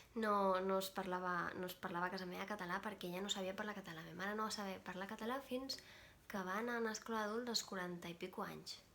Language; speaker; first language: Catalan; non-native, local second language; Spanish